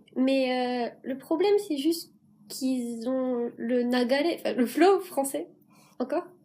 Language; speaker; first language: French; native; French